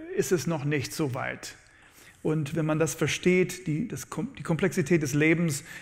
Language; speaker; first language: German; non-native, fluent; English